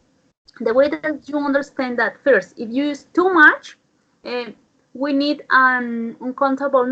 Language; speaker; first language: English; non-native, learner; Spanish